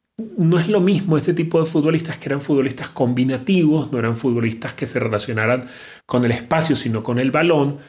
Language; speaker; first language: Spanish; native; Spanish